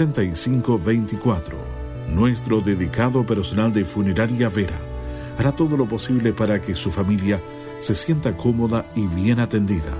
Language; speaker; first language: Spanish; native; Spanish